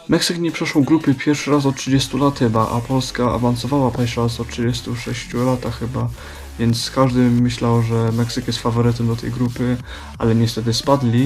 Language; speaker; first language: Polish; early bilingual, heritage; Polish